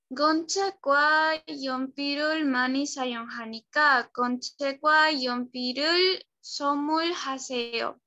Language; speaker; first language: Korean; non-native, learner; Spanish